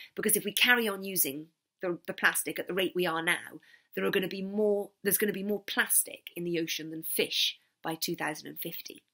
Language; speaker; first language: English; native; English